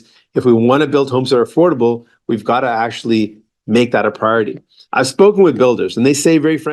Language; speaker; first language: English; native; English